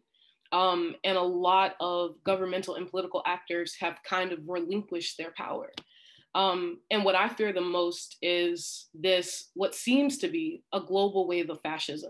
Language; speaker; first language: English; native; English